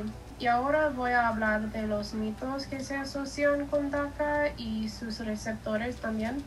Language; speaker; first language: Spanish; non-native, learner; English